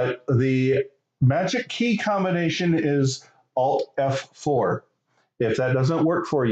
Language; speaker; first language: English; native; English